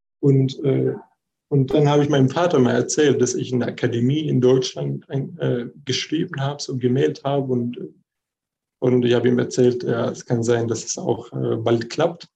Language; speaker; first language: German; non-native, fluent; Arabic